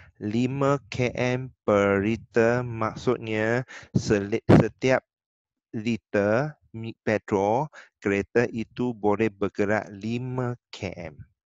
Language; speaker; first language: Malay; non-native, local second language; Chinese